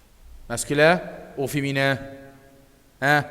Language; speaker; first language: French; non-native, fluent; Arabic